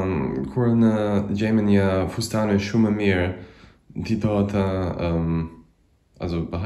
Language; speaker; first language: Albanian; non-native, learner; German